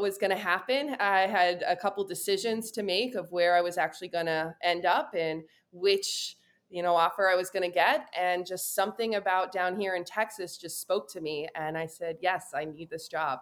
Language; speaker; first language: English; native; English